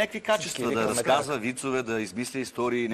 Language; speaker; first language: Bulgarian; native; Bulgarian